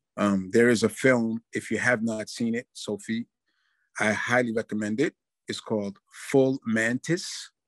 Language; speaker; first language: English; native; English